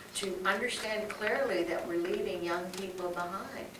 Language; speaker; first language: English; native; English